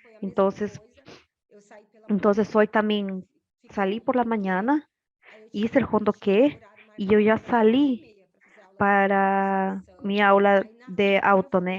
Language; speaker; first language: Spanish; non-native, learner; Portuguese